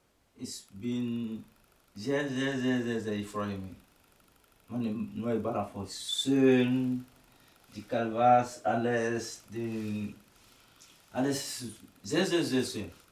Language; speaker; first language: German; non-native, learner; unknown